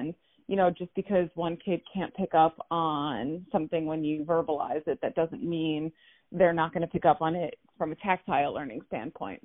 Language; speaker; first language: English; native; English